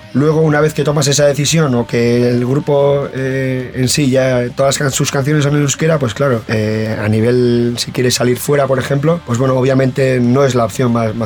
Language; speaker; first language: Spanish; non-native, local second language; Basque